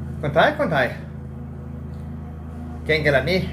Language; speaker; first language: Thai; non-native, learner; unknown